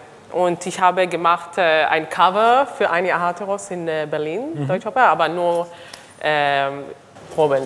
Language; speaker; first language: German; non-native, learner; Hebrew